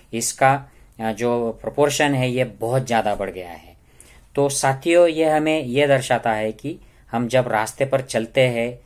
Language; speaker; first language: Hindi; non-native, local second language; Marathi